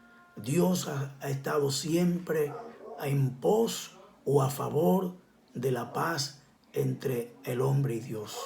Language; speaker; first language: Spanish; native; Spanish